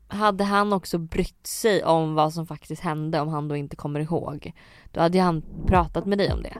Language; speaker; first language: Swedish; native; Swedish